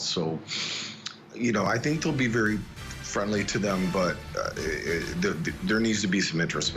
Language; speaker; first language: English; native; English